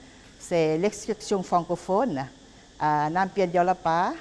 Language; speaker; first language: French; non-native, fluent; Lao